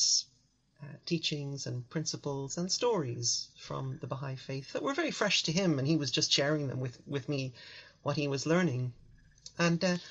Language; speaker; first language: English; native; English